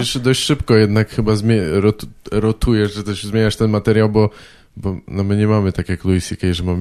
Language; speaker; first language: Polish; native; Polish